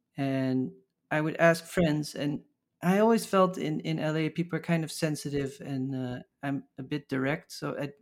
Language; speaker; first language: English; early bilingual, other home language; Dutch